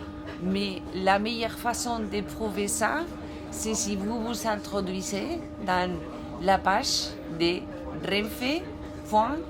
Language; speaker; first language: French; non-native, fluent; Spanish